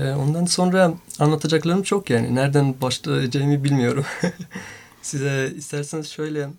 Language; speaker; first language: Turkish; non-native, fluent; Persian